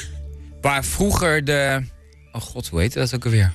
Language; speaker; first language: Dutch; native; Dutch